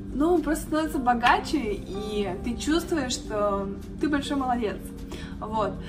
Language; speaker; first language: Russian; native; Russian